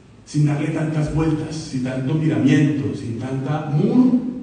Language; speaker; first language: Spanish; native; Spanish